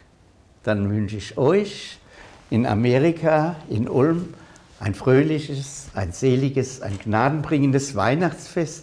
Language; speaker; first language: German; native; German